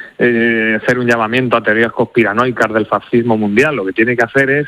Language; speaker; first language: Spanish; native; Spanish